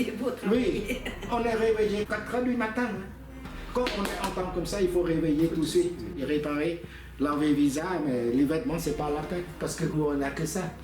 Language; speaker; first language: French; non-native, learner; Khmer